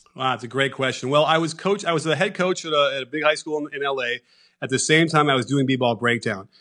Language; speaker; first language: English; native; English